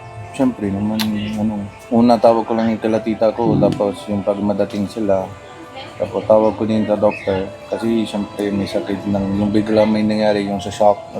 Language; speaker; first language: Filipino; non-native, learner; Punjabi